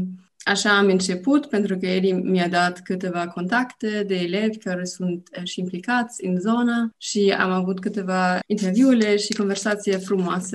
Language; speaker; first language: Romanian; non-native, learner; German